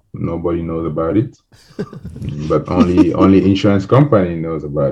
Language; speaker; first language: English; non-native, local second language; French